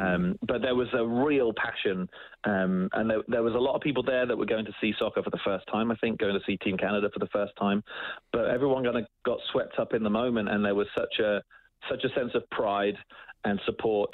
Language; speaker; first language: English; native; English